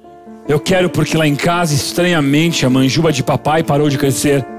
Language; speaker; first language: Portuguese; native; Portuguese